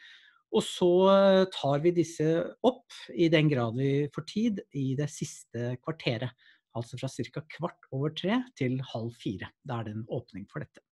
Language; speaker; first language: Norwegian; native; Norwegian